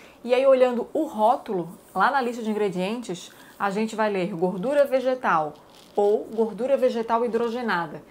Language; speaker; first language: Portuguese; native; Portuguese